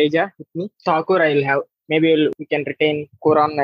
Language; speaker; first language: English; non-native, local second language; Telugu